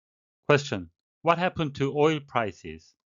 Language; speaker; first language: English; non-native, fluent; Korean